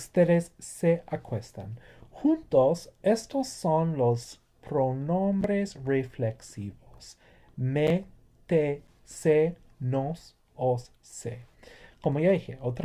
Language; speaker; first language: Spanish; non-native, fluent; English